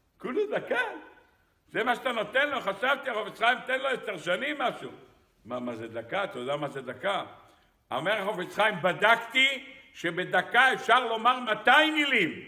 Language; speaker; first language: Hebrew; native; Hebrew